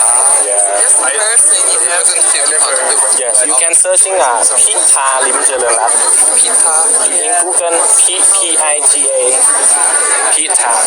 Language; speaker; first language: English; non-native, learner; Thai